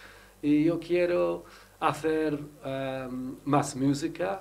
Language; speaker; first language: Spanish; non-native, learner; English